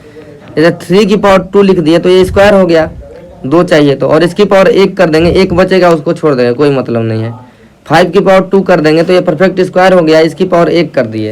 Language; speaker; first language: Hindi; native; Hindi